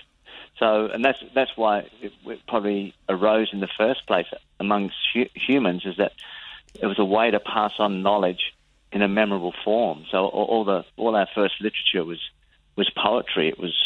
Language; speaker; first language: English; native; English